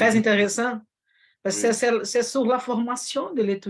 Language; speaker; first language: French; non-native, fluent; Portuguese